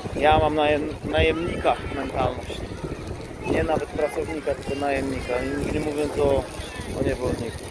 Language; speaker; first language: Polish; native; Polish